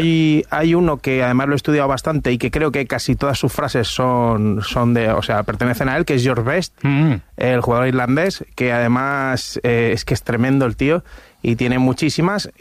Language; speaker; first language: Spanish; native; Spanish